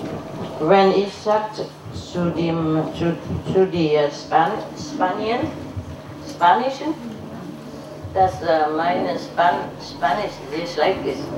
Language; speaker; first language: German; non-native, learner; Vietnamese